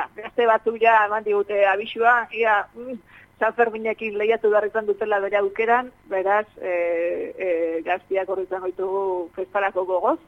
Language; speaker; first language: Basque; native; Basque